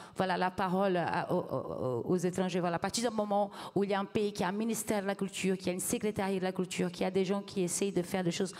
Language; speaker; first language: French; non-native, fluent; Portuguese